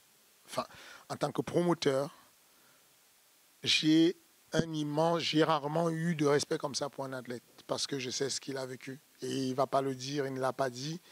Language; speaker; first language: French; native; French